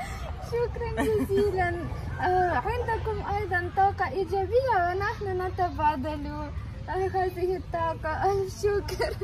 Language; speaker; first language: Arabic; non-native, fluent; Ukrainian